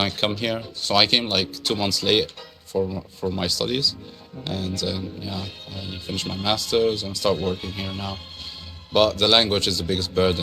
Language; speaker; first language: English; non-native, fluent; Arabic